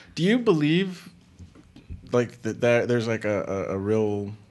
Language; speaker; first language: English; native; English